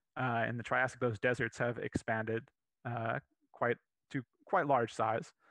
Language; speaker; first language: English; native; English